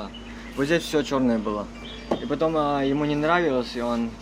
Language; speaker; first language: Russian; early bilingual, heritage; Russian